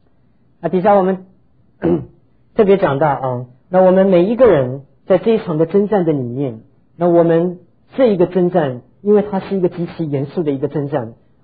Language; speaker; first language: Chinese; native; Chinese